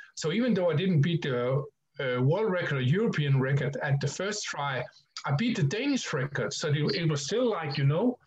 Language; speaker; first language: English; non-native, fluent; Danish